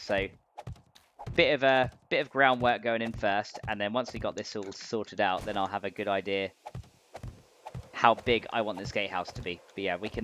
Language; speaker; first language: English; native; English